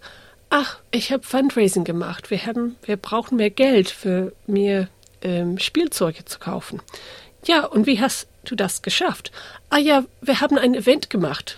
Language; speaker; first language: German; non-native, fluent; English